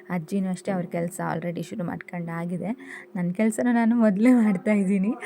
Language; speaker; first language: Kannada; native; Kannada